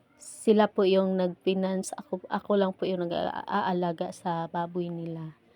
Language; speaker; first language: Filipino; non-native, local second language; Cebuano